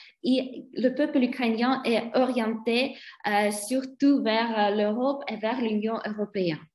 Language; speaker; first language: French; non-native, fluent; Ukrainian